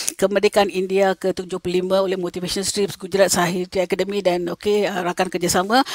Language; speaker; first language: Malay; non-native, local second language; Tamil